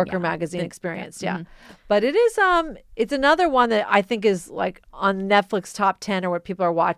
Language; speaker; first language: English; native; English